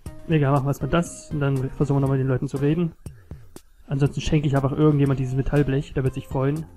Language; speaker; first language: German; native; German